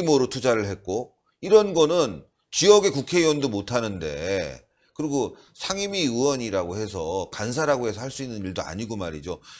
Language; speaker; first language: Korean; native; Korean